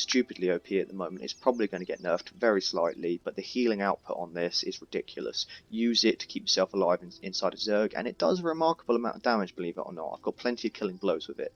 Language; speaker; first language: English; native; English